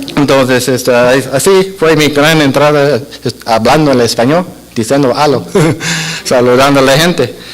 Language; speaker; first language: Spanish; non-native, fluent; English